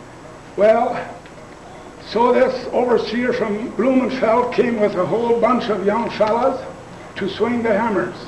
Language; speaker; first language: English; non-native, local second language; Plautdietsch